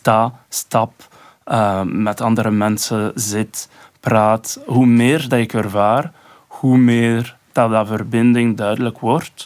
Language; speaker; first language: Dutch; non-native, local second language; French